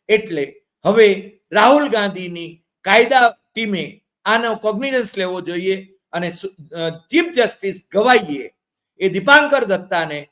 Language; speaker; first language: Gujarati; native; Gujarati